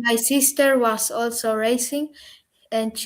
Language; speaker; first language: English; non-native, learner; German